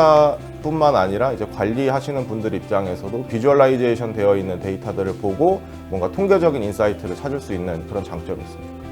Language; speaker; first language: Korean; native; Korean